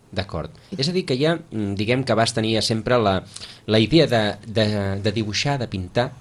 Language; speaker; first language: Catalan; native; Catalan